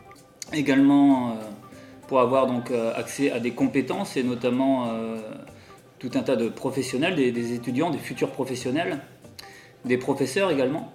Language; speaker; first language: French; native; French